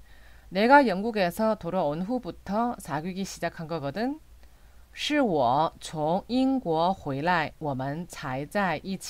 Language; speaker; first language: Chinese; non-native, fluent; Korean